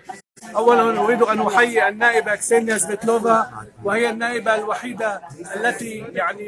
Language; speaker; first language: Arabic; non-native, fluent; Hebrew